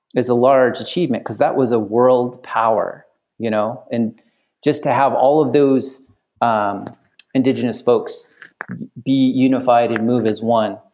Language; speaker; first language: English; native; English